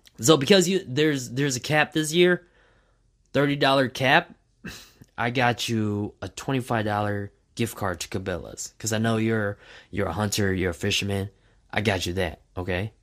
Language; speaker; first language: English; native; English